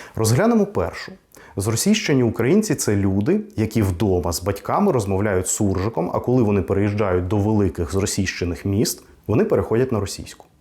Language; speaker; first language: Ukrainian; non-native, local second language; Russian